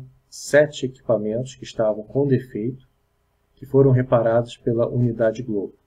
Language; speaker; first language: Portuguese; native; Portuguese